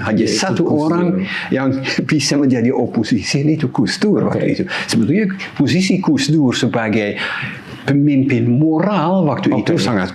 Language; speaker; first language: Indonesian; non-native, fluent; Dutch